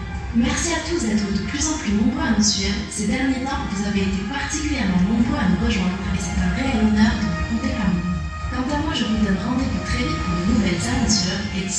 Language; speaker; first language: French; native; French